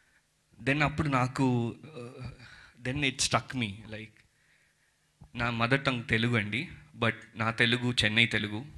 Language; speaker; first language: Telugu; early bilingual, heritage; Telugu